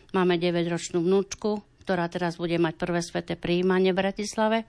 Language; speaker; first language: Slovak; native; Slovak